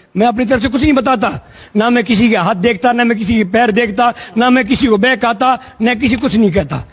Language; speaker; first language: Hindi; native; Hindi